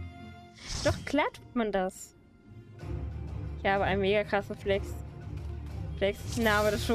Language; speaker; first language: German; native; German